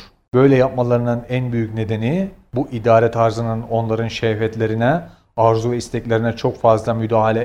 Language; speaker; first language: Turkish; native; Turkish